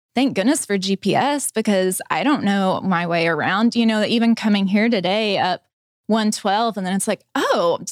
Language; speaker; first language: English; native; English